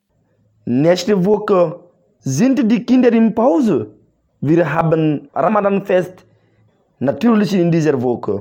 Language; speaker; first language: German; non-native, learner; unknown